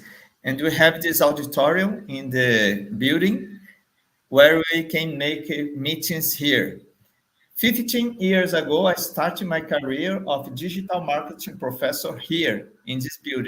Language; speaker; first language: English; non-native, fluent; Portuguese